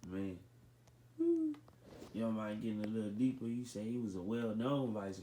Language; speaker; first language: English; native; English